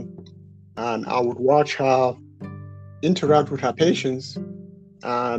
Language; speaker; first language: English; non-native, local second language; Yoruba